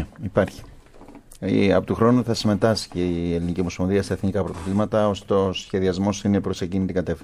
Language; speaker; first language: Greek; native; Greek